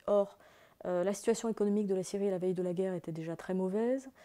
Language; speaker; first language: French; native; French